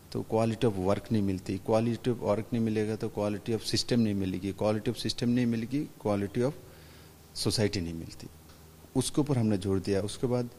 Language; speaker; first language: Hindi; non-native, local second language; Bangla